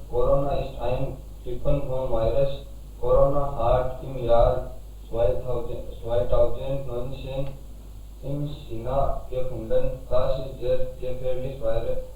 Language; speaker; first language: German; non-native, learner; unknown